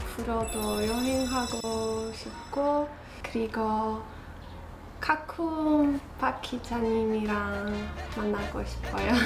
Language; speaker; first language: Korean; non-native, fluent; Czech